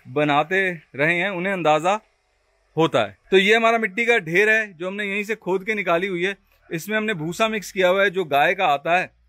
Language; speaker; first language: Hindi; native; Hindi